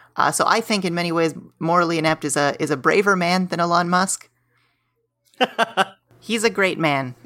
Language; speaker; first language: English; native; English